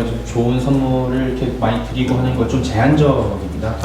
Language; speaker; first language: Korean; native; Korean